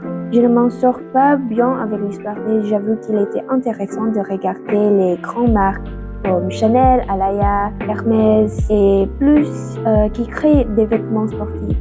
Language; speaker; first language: French; non-native, learner; Indonesian